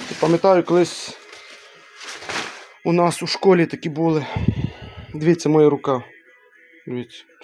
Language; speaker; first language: Ukrainian; native; Ukrainian